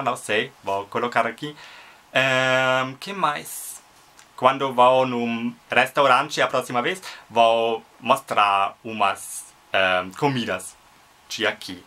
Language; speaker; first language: Portuguese; non-native, fluent; German